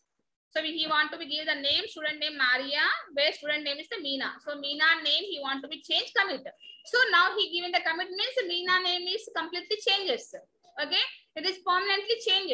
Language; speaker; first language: English; non-native, local second language; Telugu